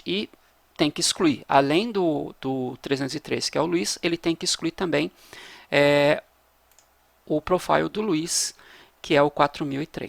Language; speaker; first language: Portuguese; native; Portuguese